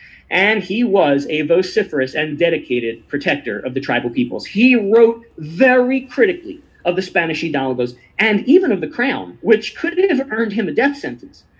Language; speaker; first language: English; native; English